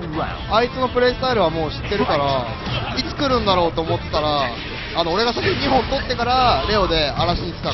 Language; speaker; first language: Japanese; native; Japanese